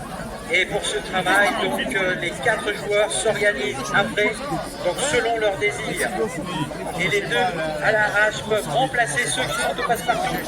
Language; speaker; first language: French; native; French